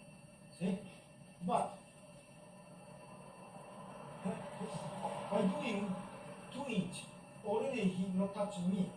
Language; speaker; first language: English; non-native, learner; Japanese